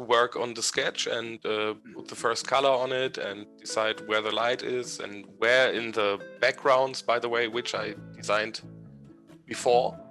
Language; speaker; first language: English; non-native, fluent; German